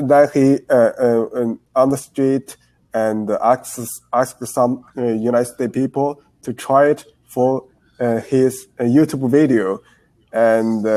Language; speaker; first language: English; non-native, learner; Chinese